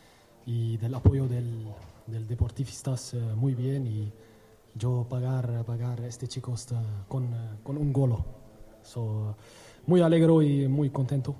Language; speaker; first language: Spanish; non-native, learner; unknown